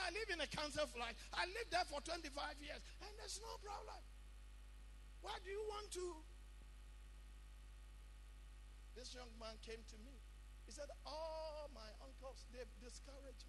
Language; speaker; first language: English; non-native, local second language; Akan